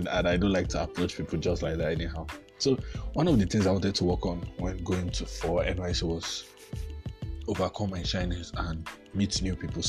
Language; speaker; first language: English; non-native, local second language; Yoruba